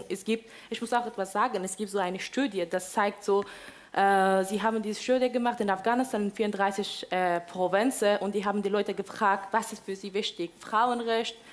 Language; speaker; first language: German; non-native, fluent; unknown